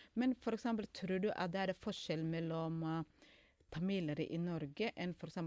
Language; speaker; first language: Norwegian; non-native, fluent; Somali